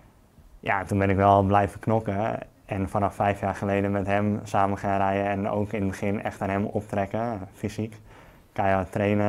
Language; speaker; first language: Dutch; native; Dutch